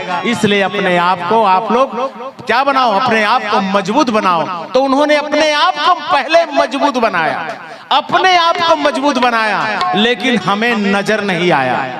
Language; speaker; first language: Hindi; non-native, local second language; Chhattisgarhi